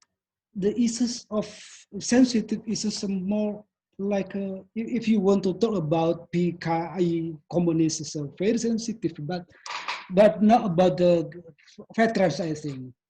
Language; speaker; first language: English; non-native, learner; Indonesian